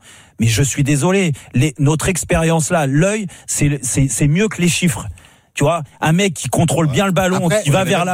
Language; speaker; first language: French; native; French